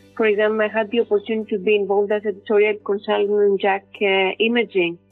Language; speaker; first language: English; non-native, fluent; Greek